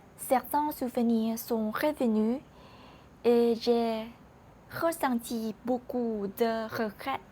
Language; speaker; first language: French; non-native, learner; Vietnamese